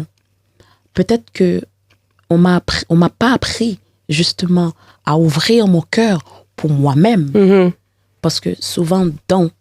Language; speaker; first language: French; non-native, local second language; Haitian Creole